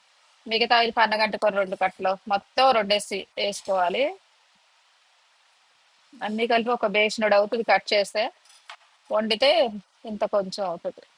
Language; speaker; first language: Telugu; native; Telugu